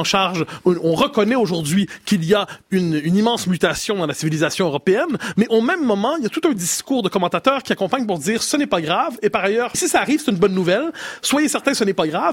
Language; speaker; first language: French; native; French